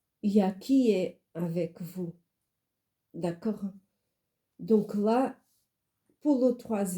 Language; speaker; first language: French; non-native, fluent; Portuguese